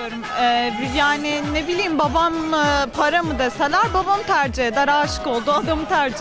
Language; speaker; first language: Turkish; native; Turkish